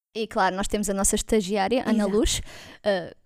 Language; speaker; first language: Portuguese; native; Portuguese